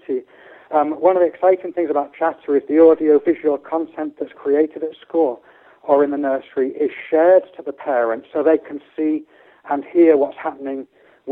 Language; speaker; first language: English; native; English